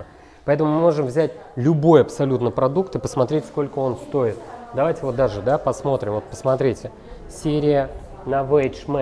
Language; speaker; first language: Russian; native; Russian